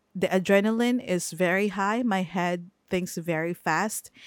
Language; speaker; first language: English; non-native, local second language; Filipino